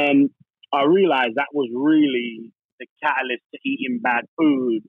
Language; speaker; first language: English; native; English